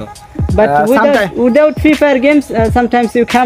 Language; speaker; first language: English; non-native, learner; Bangla